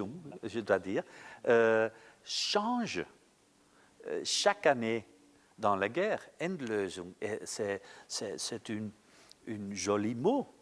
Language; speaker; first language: French; non-native, local second language; Dutch